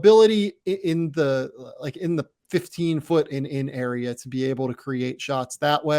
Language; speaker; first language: English; native; English